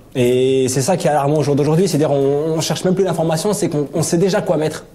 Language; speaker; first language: French; native; French